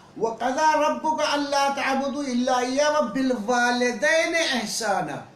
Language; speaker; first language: Urdu; non-native, local second language; Sindhi